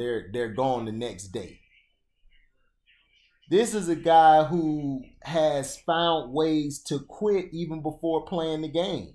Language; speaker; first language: English; native; English